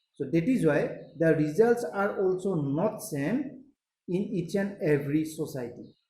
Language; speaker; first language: English; non-native, local second language; Assamese